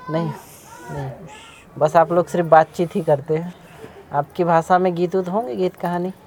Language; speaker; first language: Hindi; native; Hindi